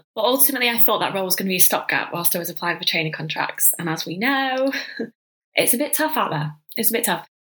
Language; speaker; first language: English; native; English